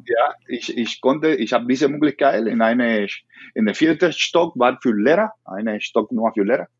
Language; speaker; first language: German; non-native, learner; Spanish